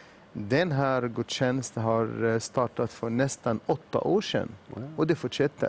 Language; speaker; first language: Swedish; non-native, fluent; Arabic